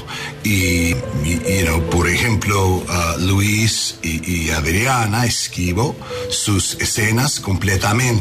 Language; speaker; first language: Spanish; non-native, learner; English